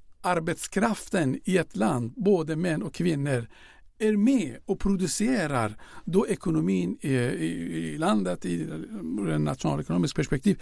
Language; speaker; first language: Swedish; non-native, fluent; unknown